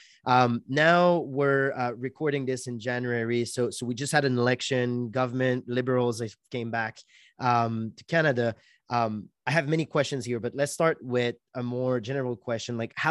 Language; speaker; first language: English; non-native, fluent; French